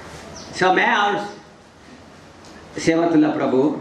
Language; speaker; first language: Hindi; non-native, learner; English